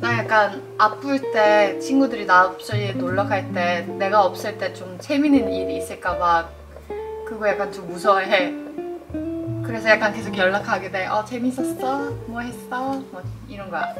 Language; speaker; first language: Korean; non-native, fluent; Norwegian